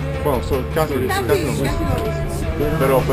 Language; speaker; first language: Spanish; non-native, learner; English